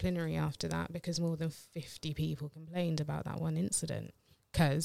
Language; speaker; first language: English; native; English